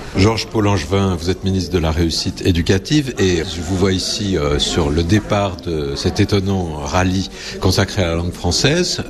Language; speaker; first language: French; native; French